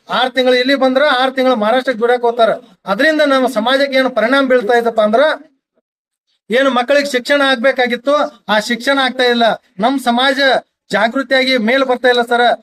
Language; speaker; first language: Kannada; non-native, local second language; Lambadi